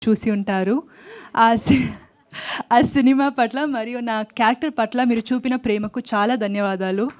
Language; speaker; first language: Telugu; non-native, learner; Tamil